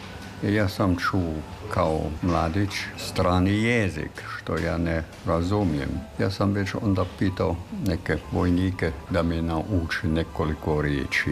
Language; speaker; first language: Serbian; non-native, fluent; German